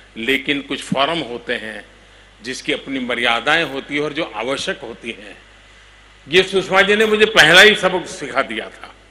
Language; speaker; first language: Hindi; non-native, local second language; Gujarati